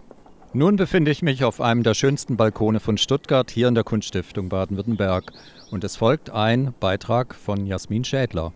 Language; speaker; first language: German; native; German